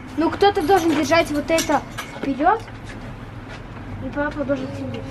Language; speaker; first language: Russian; early bilingual, heritage; Russian